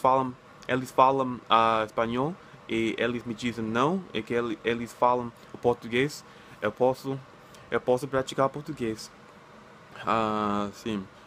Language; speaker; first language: Portuguese; non-native, learner; English